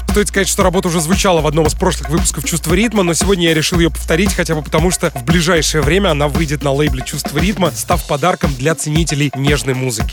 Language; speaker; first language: Russian; native; Russian